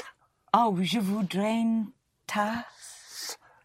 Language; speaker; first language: French; non-native, learner; English